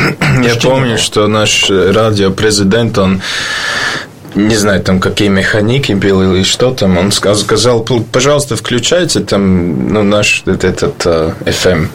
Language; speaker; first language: Russian; non-native, learner; Latvian